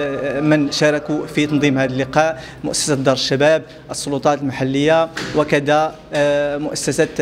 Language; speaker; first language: Arabic; native; Arabic